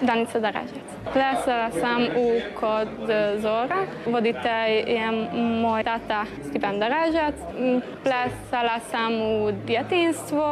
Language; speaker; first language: Croatian; early bilingual, heritage; Croatian